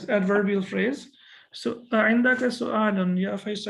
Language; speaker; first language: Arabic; non-native, fluent; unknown